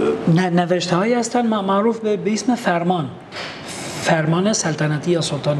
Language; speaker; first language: Persian; non-native, fluent; Albanian